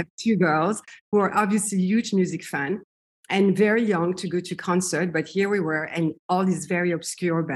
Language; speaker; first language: English; non-native, fluent; French